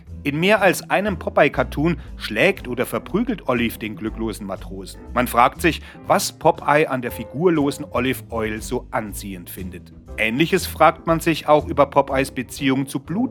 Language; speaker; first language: German; native; German